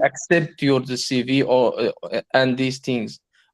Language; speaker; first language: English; non-native, learner; Arabic